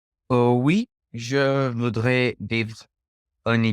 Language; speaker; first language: French; non-native, learner; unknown